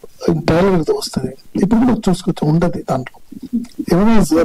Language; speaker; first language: Telugu; non-native, learner; Tamil